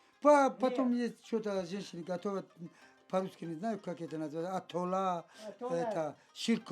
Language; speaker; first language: Russian; non-native, learner; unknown